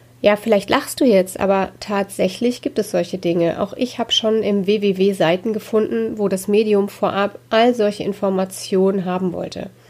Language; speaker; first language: German; native; German